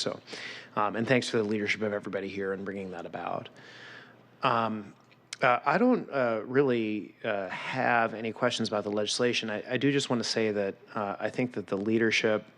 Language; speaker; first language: English; native; English